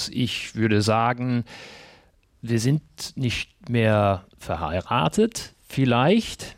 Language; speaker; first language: German; non-native, fluent; English